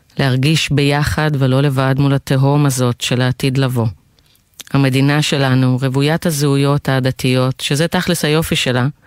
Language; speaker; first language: Hebrew; non-native, fluent; Russian